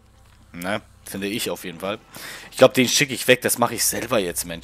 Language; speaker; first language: German; native; German